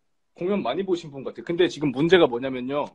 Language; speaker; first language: Korean; native; Korean